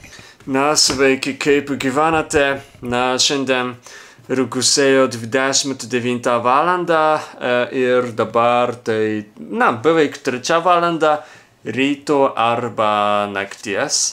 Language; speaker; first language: Lithuanian; non-native, learner; Japanese